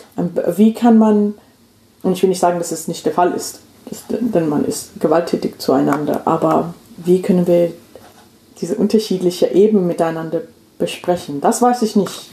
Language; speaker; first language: German; non-native, fluent; English